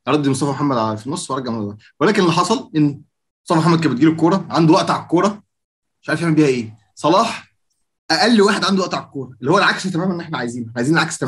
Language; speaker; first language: Arabic; native; Arabic